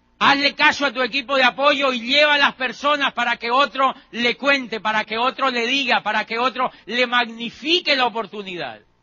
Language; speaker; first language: Spanish; native; Spanish